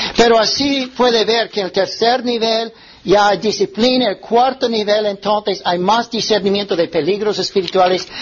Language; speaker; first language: Spanish; non-native, fluent; English